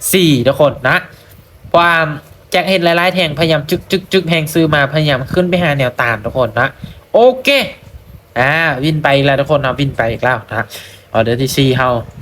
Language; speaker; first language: Thai; non-native, local second language; Lao